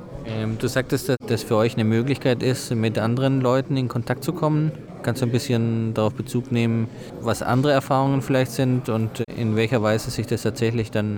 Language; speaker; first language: German; native; German